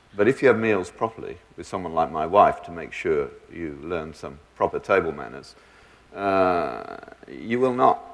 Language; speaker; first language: English; native; English